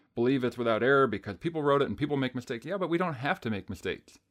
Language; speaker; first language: English; native; English